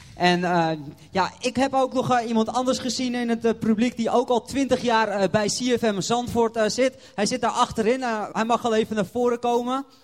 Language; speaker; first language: Dutch; native; Dutch